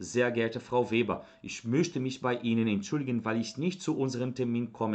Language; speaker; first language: German; non-native, fluent; Portuguese